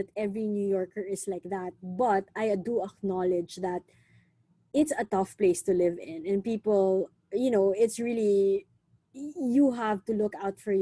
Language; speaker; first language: English; non-native, local second language; Filipino